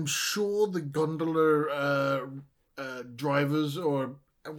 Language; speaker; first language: English; native; English